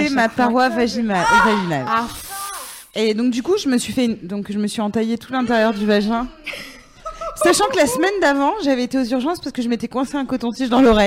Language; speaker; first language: French; native; French